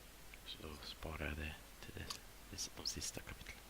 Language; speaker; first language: Swedish; native; Swedish